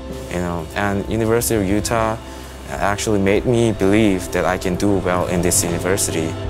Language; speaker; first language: English; non-native, fluent; Korean